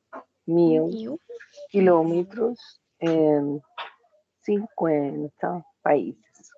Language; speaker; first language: Portuguese; non-native, learner; Spanish